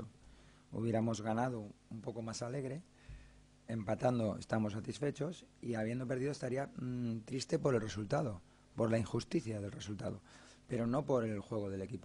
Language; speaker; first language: Spanish; native; Spanish